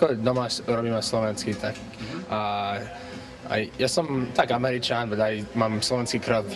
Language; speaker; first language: Slovak; early bilingual, heritage; English